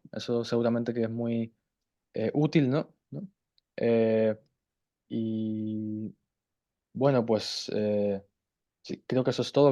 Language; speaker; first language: Spanish; non-native, fluent; German